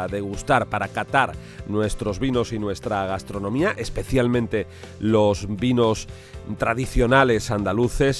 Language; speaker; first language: Spanish; native; Spanish